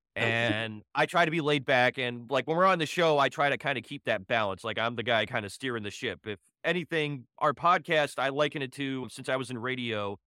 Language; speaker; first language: English; native; English